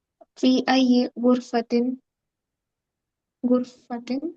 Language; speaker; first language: Arabic; non-native, learner; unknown